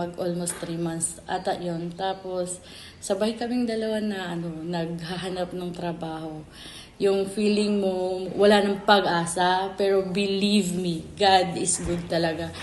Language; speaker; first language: Filipino; non-native, local second language; Cebuano